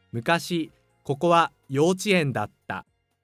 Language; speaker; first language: Japanese; non-native, learner; English